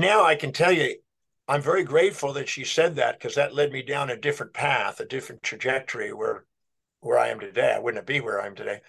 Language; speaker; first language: English; native; English